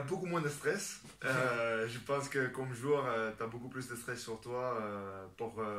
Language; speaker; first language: French; non-native, fluent; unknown